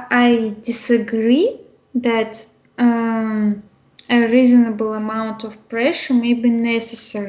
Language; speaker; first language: English; non-native, learner; Russian